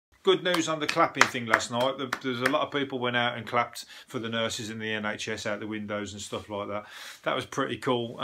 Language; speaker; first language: English; native; English